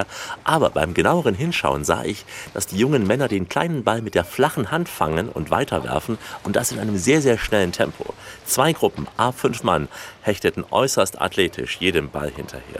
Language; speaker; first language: German; native; German